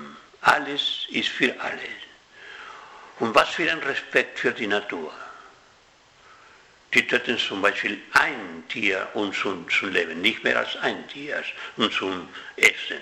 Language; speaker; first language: German; non-native, fluent; Spanish